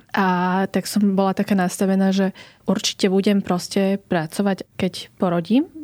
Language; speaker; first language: Slovak; native; Slovak